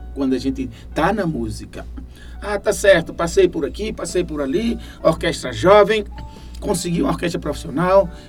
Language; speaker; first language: Portuguese; native; Portuguese